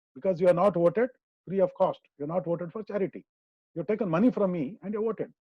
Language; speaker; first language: English; non-native, local second language; Kannada